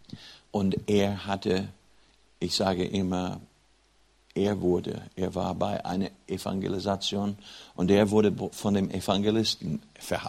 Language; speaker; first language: German; non-native, fluent; English